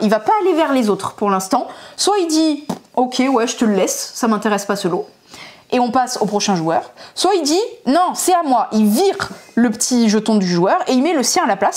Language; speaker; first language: French; native; French